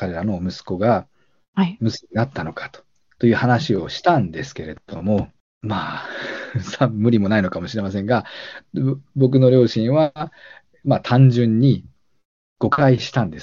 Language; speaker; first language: Japanese; native; Japanese